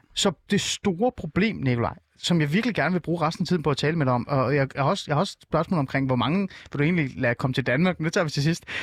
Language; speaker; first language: Danish; early bilingual, other home language; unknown